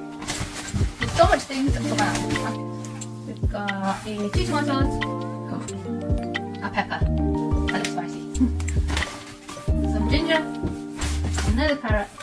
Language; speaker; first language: English; native; English